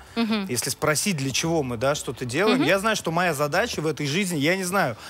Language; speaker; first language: Russian; native; Russian